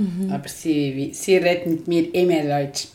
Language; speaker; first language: German; non-native, learner; Spanish